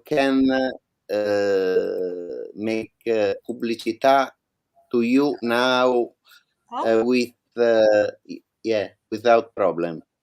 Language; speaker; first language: English; non-native, learner; Italian